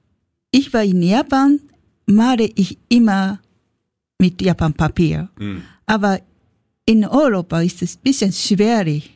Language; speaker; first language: German; non-native, learner; Japanese